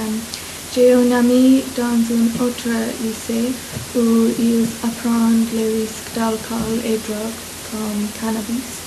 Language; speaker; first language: French; non-native, learner; English